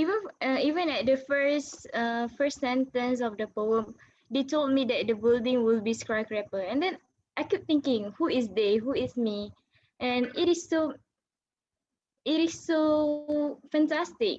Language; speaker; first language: English; non-native, local second language; Malay